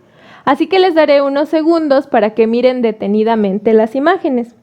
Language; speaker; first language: Spanish; native; Spanish